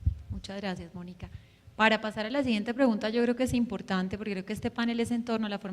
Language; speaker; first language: Spanish; native; Spanish